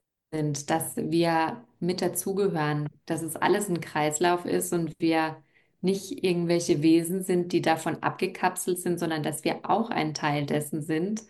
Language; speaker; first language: German; native; German